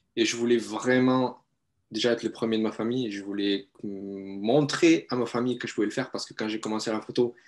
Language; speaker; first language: French; native; French